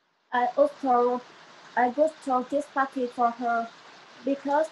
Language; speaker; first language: English; non-native, learner; Vietnamese